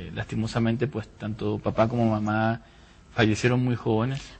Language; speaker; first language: Spanish; native; Spanish